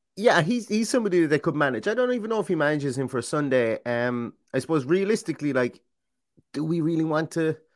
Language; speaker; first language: English; native; English